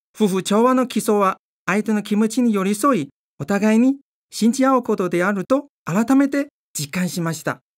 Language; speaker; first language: Japanese; non-native, fluent; Chinese